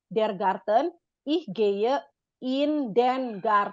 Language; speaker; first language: German; non-native, fluent; Indonesian